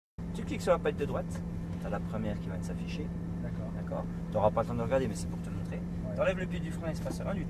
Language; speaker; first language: French; native; French